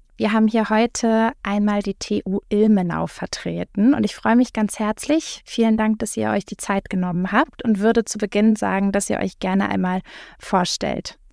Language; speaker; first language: German; native; German